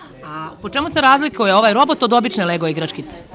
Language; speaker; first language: Bosnian; native; Bosnian